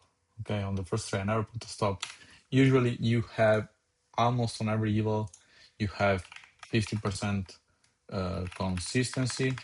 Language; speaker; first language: English; non-native, fluent; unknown